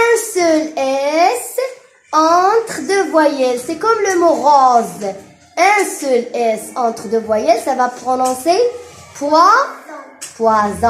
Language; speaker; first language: French; non-native, local second language; Arabic